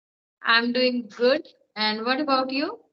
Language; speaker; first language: English; non-native, learner; Hindi